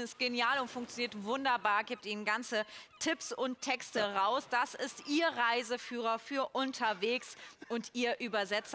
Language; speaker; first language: German; native; German